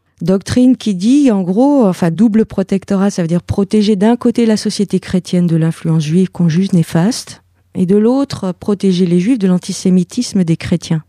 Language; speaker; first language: French; native; French